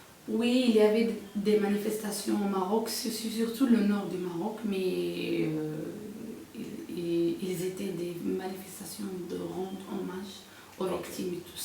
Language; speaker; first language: French; non-native, local second language; Arabic